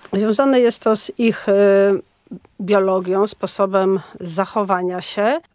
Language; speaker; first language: Polish; native; Polish